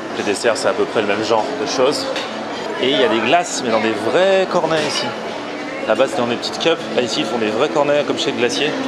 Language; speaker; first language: French; native; French